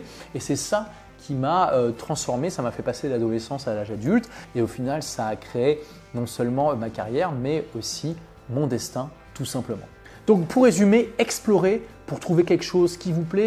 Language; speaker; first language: French; native; French